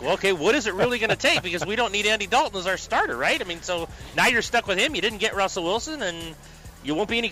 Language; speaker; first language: English; native; English